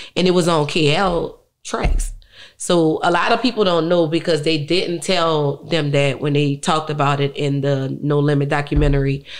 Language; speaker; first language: English; native; English